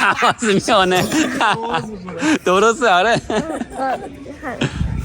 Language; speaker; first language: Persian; non-native, learner; Korean